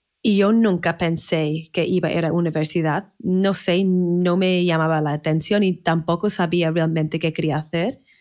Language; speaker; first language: Spanish; non-native, fluent; English